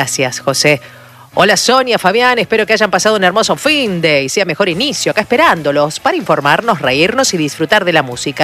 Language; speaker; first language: Spanish; native; Spanish